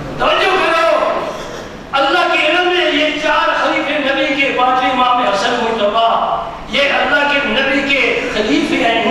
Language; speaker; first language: Urdu; non-native, local second language; Punjabi